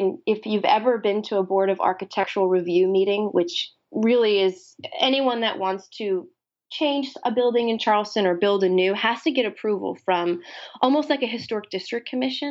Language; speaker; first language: English; native; English